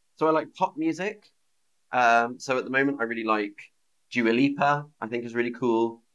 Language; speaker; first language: English; native; English